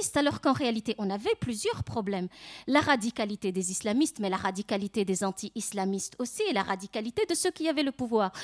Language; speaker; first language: French; non-native, local second language; Arabic